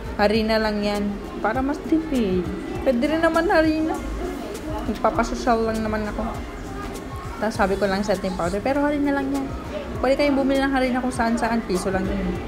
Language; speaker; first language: Filipino; native; Filipino